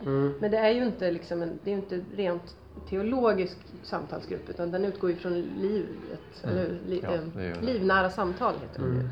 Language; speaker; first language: Swedish; native; Swedish